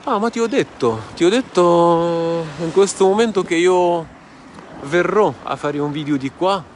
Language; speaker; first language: Italian; non-native, fluent; Arabic